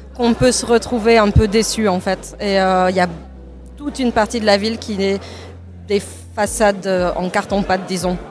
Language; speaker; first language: French; native; French